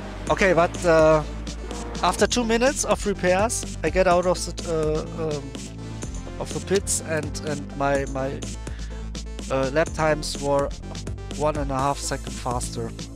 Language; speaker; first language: English; non-native, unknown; German